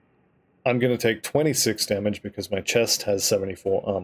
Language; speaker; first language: English; native; English